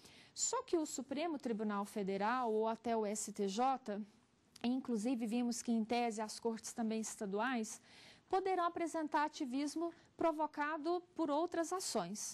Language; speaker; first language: Portuguese; native; Portuguese